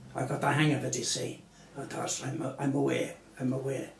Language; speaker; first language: English; native; English